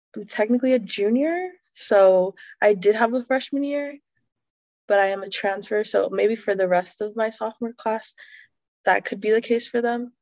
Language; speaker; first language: English; native; English